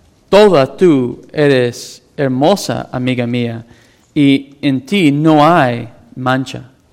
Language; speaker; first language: Spanish; non-native, fluent; English